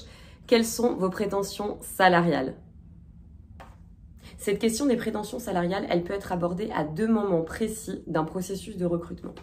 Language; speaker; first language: French; native; French